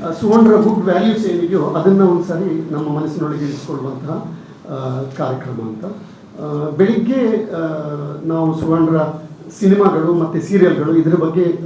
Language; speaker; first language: Kannada; native; Kannada